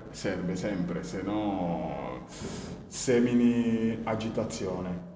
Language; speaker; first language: Italian; early bilingual, other home language; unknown